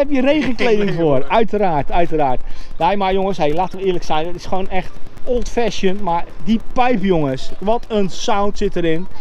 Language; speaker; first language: Dutch; native; Dutch